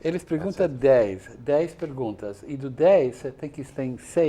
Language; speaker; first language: Portuguese; non-native, fluent; English